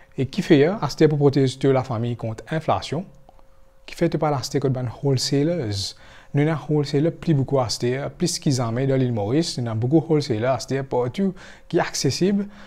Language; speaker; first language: French; non-native, local second language; Morisyen